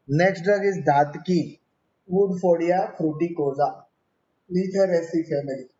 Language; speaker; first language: English; non-native, local second language; Gujarati